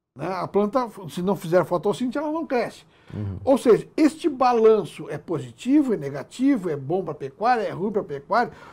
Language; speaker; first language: Portuguese; native; Portuguese